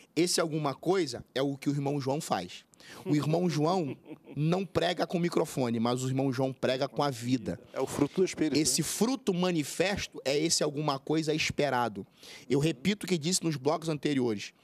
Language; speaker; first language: Portuguese; native; Portuguese